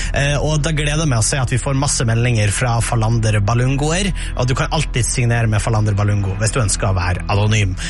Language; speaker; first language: Norwegian; native; Norwegian